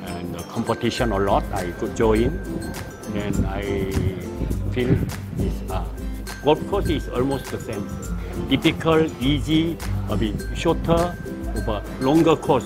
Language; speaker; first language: English; non-native, learner; Korean